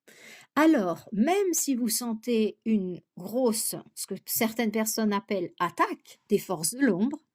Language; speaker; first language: French; native; French